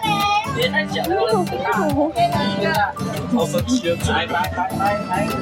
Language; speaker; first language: Chinese; non-native, learner; Thai